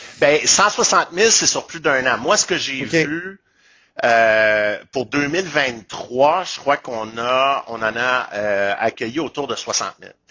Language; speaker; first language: French; native; French